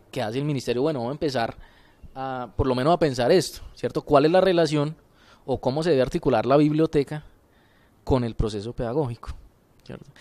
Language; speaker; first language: Spanish; native; Spanish